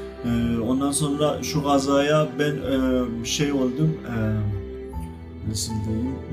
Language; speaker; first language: Turkish; non-native, fluent; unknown